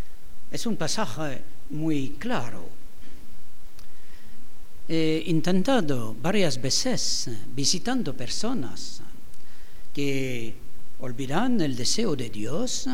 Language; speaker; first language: Spanish; non-native, fluent; French